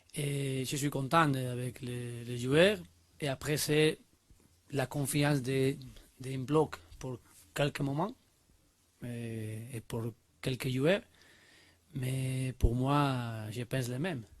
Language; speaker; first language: French; non-native, learner; Spanish